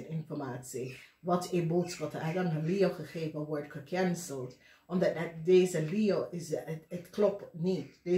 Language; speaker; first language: Dutch; non-native, learner; English